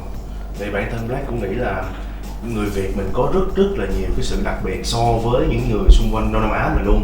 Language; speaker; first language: Vietnamese; native; Vietnamese